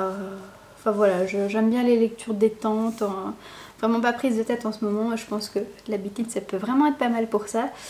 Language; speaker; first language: French; native; French